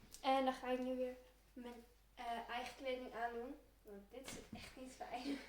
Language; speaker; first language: Dutch; early bilingual, heritage; Turkish